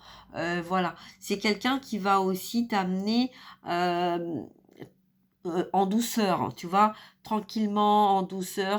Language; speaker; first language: French; native; French